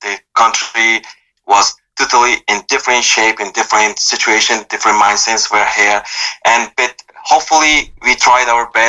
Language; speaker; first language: English; non-native, fluent; Persian